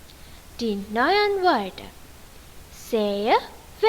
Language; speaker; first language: German; non-native, learner; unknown